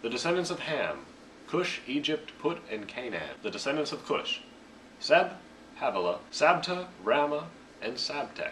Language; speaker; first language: English; native; English